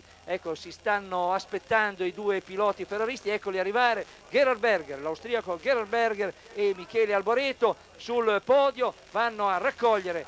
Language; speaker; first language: Italian; native; Italian